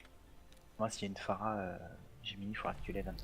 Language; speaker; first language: French; native; French